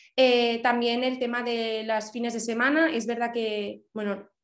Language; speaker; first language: Spanish; native; Spanish